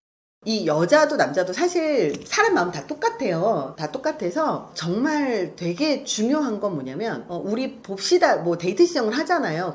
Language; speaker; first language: Korean; native; Korean